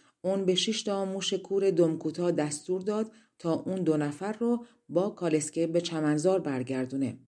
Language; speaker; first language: Persian; native; Persian